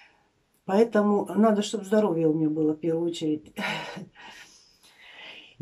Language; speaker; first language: Russian; native; Russian